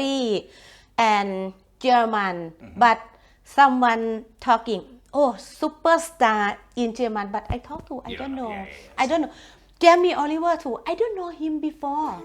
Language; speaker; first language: English; non-native, learner; Thai